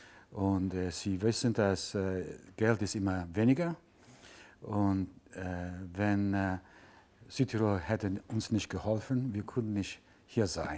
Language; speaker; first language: German; non-native, learner; Italian